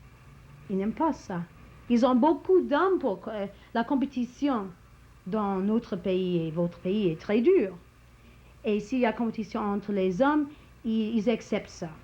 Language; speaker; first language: French; non-native, learner; English